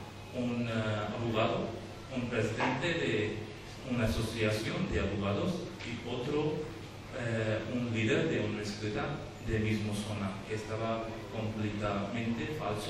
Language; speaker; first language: Spanish; non-native, learner; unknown